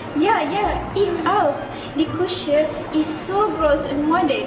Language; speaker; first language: German; non-native, learner; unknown